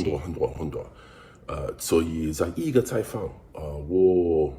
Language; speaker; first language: Chinese; non-native, learner; English